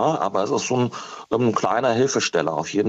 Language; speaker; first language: German; native; German